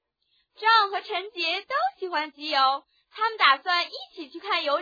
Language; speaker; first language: Chinese; native; Chinese